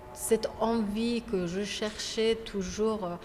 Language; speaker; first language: French; non-native, fluent; Persian